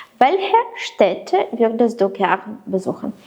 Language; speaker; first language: German; non-native, fluent; Ukrainian